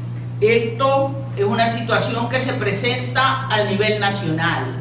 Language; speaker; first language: Spanish; native; Spanish